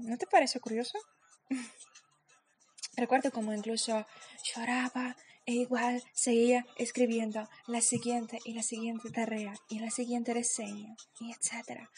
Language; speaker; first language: Spanish; non-native, fluent; Polish